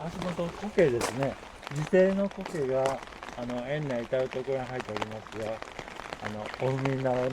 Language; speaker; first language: Japanese; native; Japanese